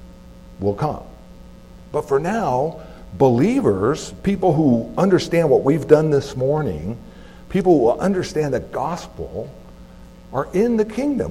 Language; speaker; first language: English; native; English